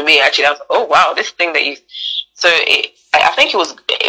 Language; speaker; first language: English; native; English